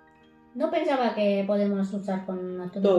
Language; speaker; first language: Spanish; non-native, learner; Indonesian